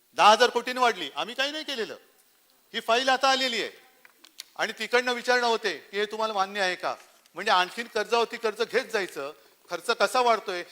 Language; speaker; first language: Marathi; native; Marathi